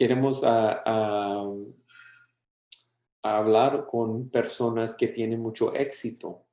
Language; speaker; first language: Spanish; early bilingual, heritage; English